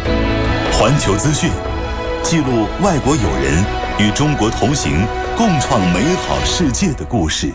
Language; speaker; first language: Chinese; native; Chinese